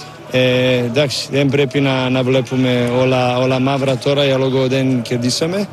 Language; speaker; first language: Greek; non-native, learner; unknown